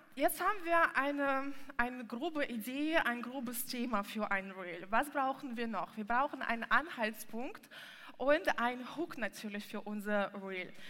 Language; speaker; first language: German; non-native, fluent; Russian